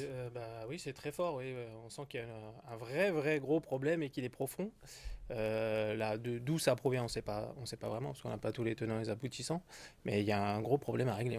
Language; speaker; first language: French; native; French